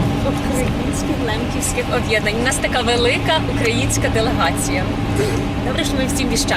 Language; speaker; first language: Ukrainian; native; Ukrainian